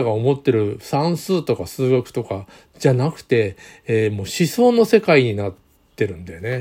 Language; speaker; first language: Japanese; native; Japanese